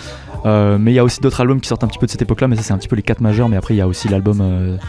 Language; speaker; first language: French; native; French